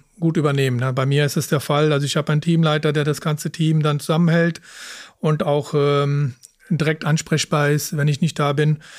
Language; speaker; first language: German; early bilingual, other home language; Punjabi